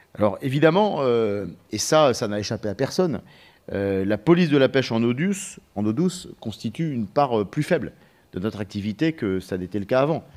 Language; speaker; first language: French; native; French